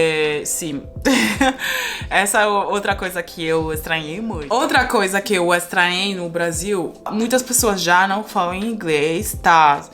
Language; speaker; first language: Portuguese; non-native, fluent; Spanish